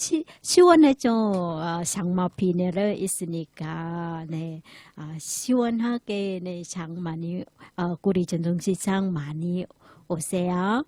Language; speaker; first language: Korean; non-native, learner; Thai